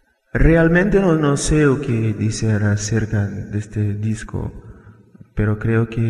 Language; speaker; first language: Spanish; non-native, fluent; Portuguese